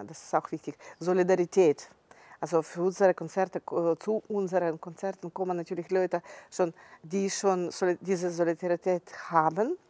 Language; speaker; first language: German; non-native, fluent; Ukrainian